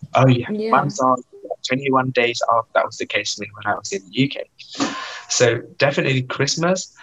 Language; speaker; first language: English; non-native, fluent; Vietnamese